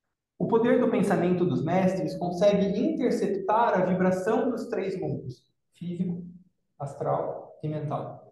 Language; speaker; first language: Portuguese; native; Portuguese